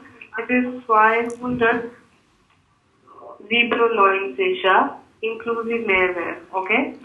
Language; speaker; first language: German; non-native, learner; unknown